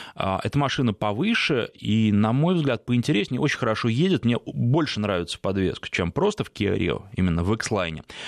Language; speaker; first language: Russian; native; Russian